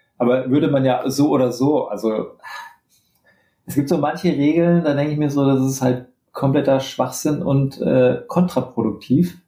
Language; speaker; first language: German; native; German